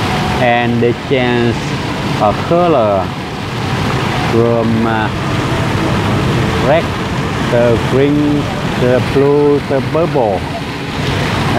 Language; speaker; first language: English; non-native, learner; Vietnamese